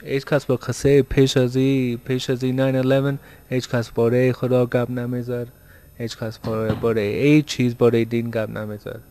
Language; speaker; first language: Persian; early bilingual, heritage; Persian